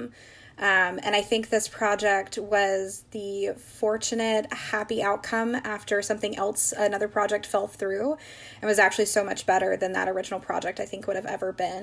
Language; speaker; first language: English; native; English